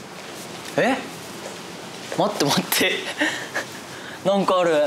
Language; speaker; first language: Japanese; native; Japanese